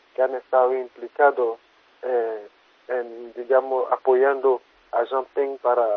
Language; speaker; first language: Spanish; non-native, fluent; French